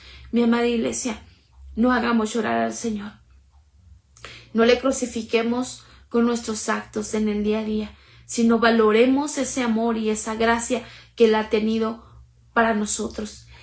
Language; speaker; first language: Spanish; native; Spanish